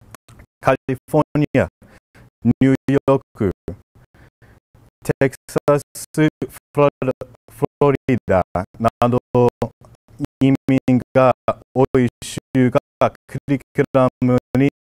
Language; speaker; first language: Japanese; non-native, fluent; English